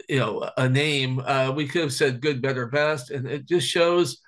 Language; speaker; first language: English; native; English